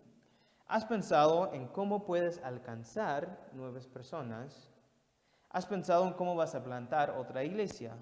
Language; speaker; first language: Spanish; non-native, fluent; English